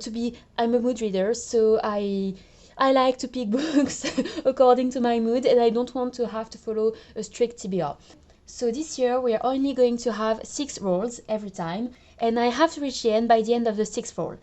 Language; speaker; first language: English; non-native, fluent; French